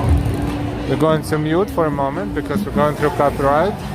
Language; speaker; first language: English; non-native, fluent; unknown